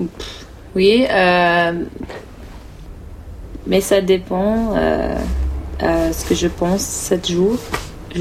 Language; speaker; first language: French; non-native, learner; English